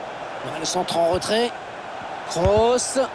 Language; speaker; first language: French; native; French